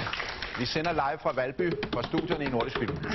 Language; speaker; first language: Danish; native; Danish